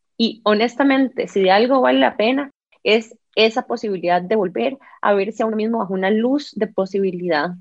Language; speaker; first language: Spanish; native; Spanish